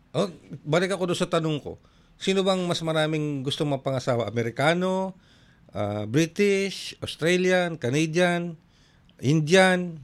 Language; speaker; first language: Filipino; native; Filipino